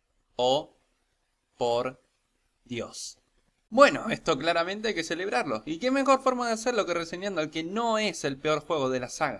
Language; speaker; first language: Spanish; native; Spanish